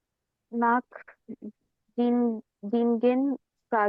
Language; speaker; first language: German; non-native, learner; Bangla